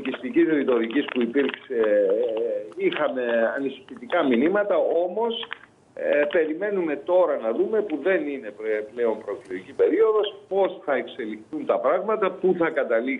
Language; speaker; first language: Greek; native; Greek